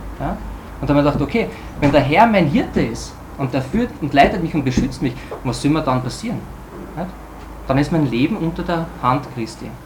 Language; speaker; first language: German; native; German